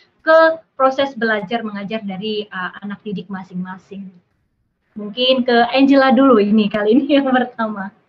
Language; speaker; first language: Indonesian; native; Indonesian